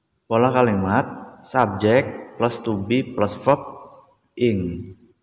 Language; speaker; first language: English; non-native, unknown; Indonesian